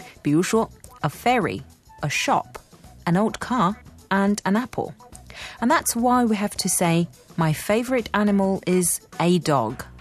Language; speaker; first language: English; non-native, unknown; Chinese